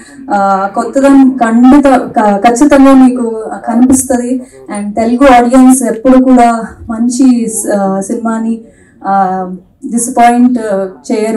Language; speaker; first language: Telugu; non-native, learner; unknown